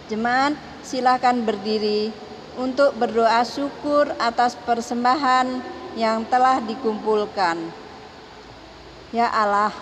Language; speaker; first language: Indonesian; native; Indonesian